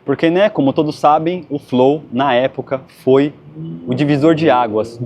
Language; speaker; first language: Portuguese; native; Portuguese